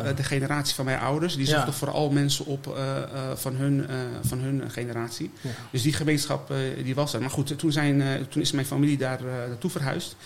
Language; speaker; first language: Dutch; native; Dutch